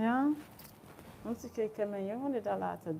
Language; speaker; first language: Dutch; non-native, learner; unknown